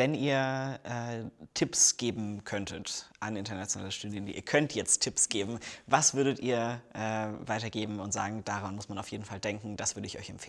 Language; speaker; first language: German; native; German